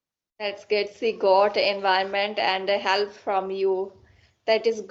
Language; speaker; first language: English; non-native, learner; Assamese